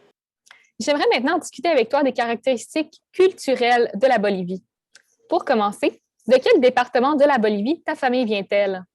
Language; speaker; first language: French; native; French